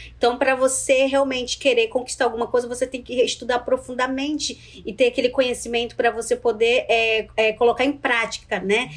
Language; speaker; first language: Portuguese; non-native, local second language; Ticuna